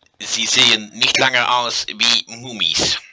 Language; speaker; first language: German; non-native, learner; Dutch